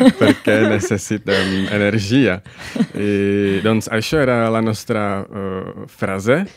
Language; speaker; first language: Catalan; non-native, learner; Czech